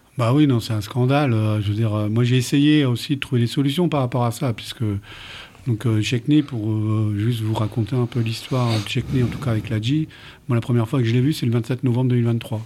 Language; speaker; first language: French; native; French